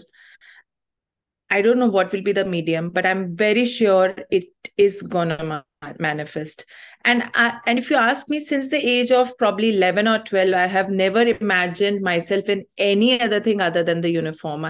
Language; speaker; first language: English; non-native, local second language; Tamil